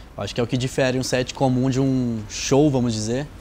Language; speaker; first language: Portuguese; native; Portuguese